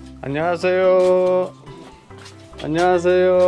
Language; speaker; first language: Spanish; native; Spanish